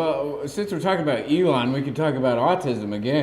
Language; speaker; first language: English; native; English